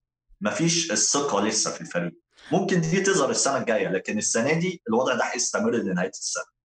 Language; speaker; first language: Arabic; native; Arabic